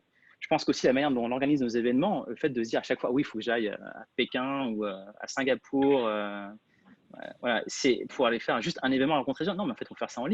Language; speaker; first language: French; native; French